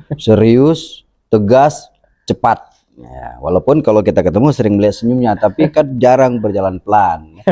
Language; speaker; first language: Indonesian; native; Indonesian